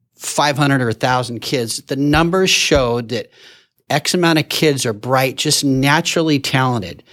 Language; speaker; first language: English; native; English